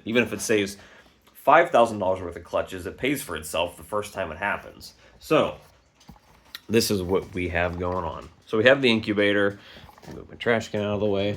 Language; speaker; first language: English; native; English